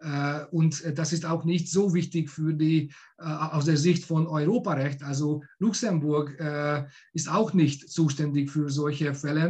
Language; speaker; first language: German; non-native, fluent; Hungarian